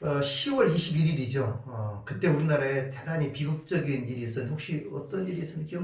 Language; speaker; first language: Korean; native; Korean